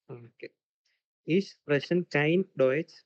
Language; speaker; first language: German; non-native, learner; Malayalam